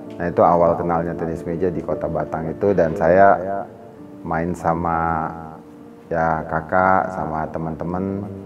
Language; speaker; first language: Indonesian; native; Indonesian